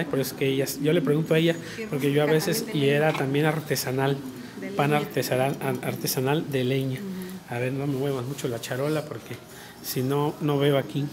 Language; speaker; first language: Spanish; native; Spanish